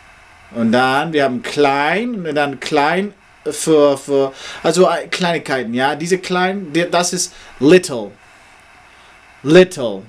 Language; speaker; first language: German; non-native, learner; English